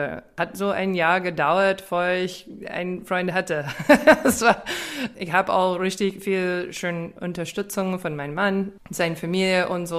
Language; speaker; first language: German; non-native, fluent; English